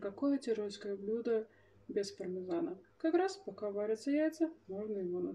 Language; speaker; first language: Russian; native; Russian